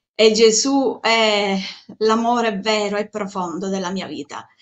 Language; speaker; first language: Italian; native; Italian